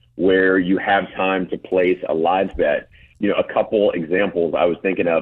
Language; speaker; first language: English; native; English